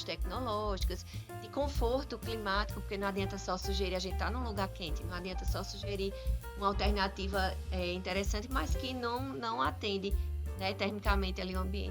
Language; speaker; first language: Portuguese; native; Portuguese